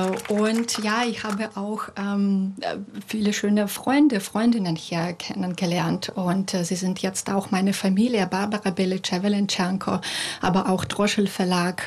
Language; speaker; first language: German; non-native, fluent; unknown